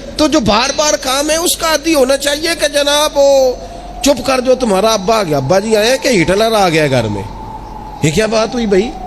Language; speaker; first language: Urdu; non-native, local second language; Punjabi